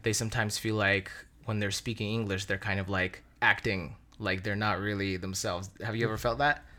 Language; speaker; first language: English; non-native, fluent; Russian